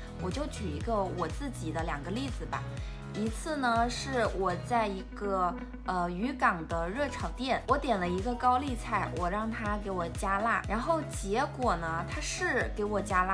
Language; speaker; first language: Chinese; native; Chinese